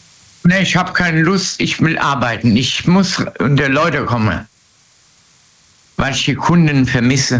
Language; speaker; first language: German; native; German